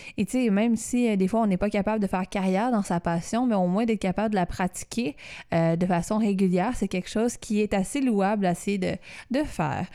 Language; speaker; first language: French; native; French